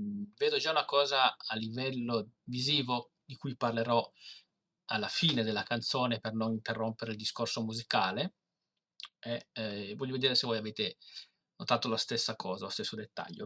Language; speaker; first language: Italian; native; Italian